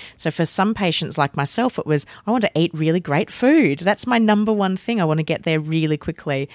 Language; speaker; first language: English; native; English